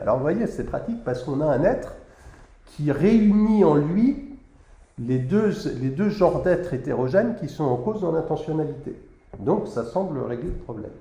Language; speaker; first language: French; native; French